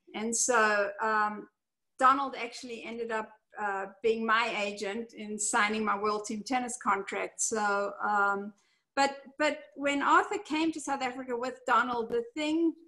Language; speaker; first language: English; native; English